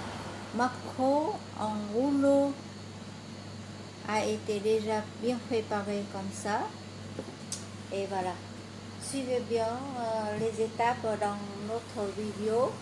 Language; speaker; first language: French; non-native, fluent; Vietnamese